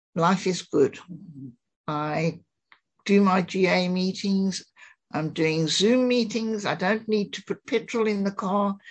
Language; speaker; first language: English; native; English